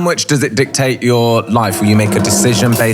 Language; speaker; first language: English; native; English